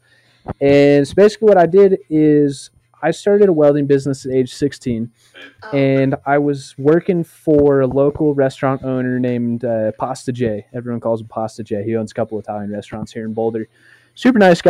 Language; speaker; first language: English; native; English